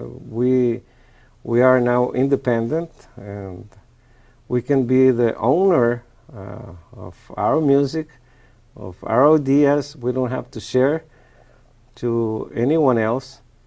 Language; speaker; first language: English; non-native, fluent; Spanish